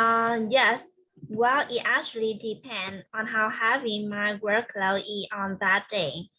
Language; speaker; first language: English; non-native, learner; Vietnamese